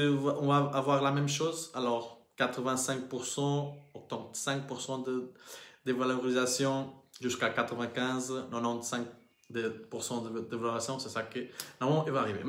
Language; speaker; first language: French; non-native, learner; Portuguese